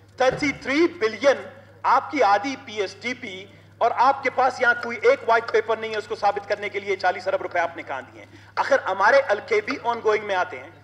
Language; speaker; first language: Urdu; non-native, local second language; Baluchi